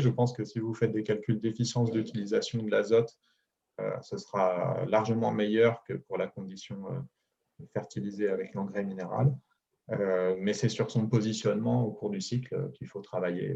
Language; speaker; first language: French; native; French